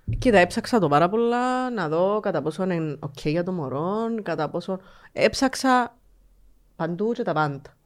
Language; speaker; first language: Greek; native; Greek